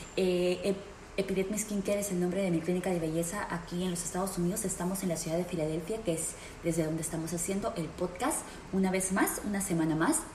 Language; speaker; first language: Spanish; native; Spanish